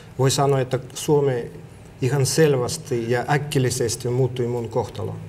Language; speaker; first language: Finnish; non-native, learner; Russian